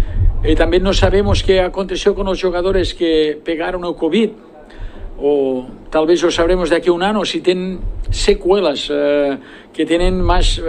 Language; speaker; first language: Portuguese; non-native, fluent; Spanish